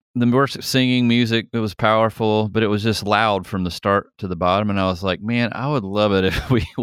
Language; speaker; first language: English; native; English